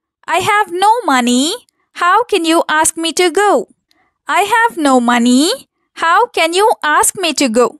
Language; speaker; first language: English; non-native, local second language; Telugu